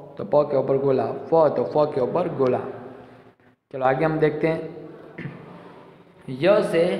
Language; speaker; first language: Hindi; non-native, local second language; Gujarati